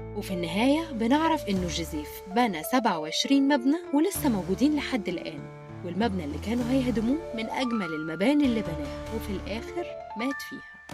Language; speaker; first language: Arabic; native; Arabic